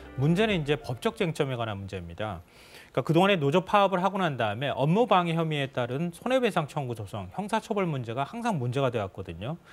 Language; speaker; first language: Korean; native; Korean